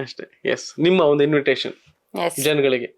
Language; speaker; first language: Kannada; native; Kannada